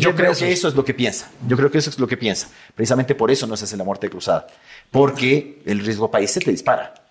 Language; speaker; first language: Spanish; native; Spanish